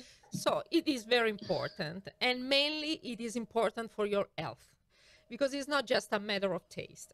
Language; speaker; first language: English; non-native, fluent; Italian